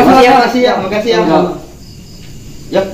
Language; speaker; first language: Indonesian; non-native, local second language; Malay